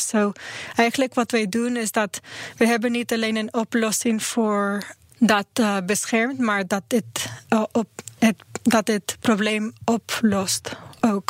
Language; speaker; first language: Dutch; non-native, learner; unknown